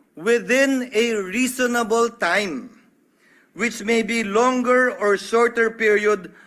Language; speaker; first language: English; non-native, local second language; Filipino